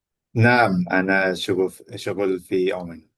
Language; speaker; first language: Arabic; non-native, learner; Indonesian